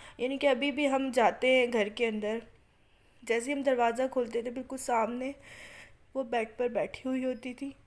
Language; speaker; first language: Urdu; native; Urdu